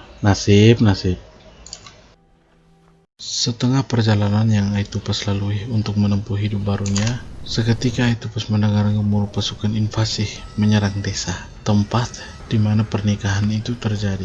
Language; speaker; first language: Indonesian; native; Indonesian